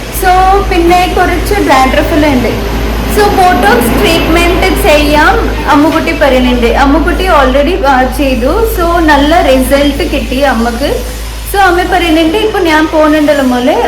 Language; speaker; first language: Malayalam; non-native, fluent; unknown